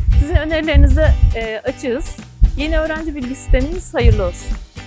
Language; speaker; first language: Turkish; native; Turkish